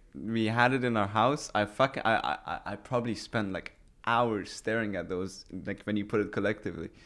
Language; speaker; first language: English; early bilingual, other home language; Persian